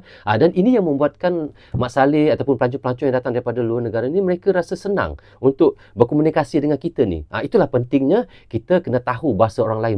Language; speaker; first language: Malay; native; Malay